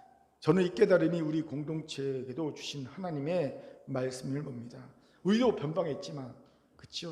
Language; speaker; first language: Korean; native; Korean